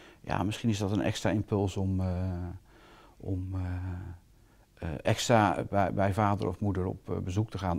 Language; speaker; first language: Dutch; native; Dutch